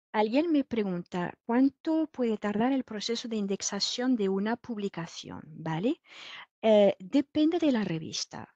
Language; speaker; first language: Spanish; non-native, fluent; French